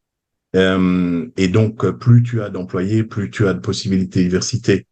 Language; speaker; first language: French; native; French